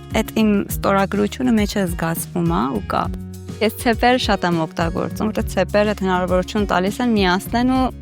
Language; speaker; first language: Armenian; early bilingual, heritage; Armenian